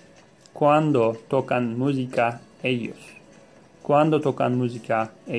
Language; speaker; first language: Spanish; non-native, learner; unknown